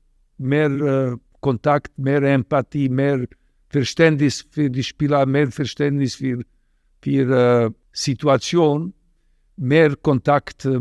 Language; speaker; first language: German; non-native, fluent; Serbian